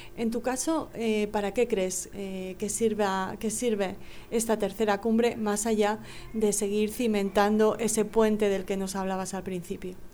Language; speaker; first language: Spanish; native; Spanish